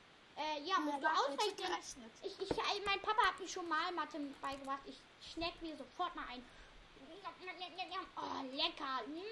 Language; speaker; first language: German; native; German